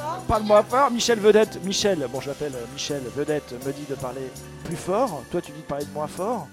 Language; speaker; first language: French; native; French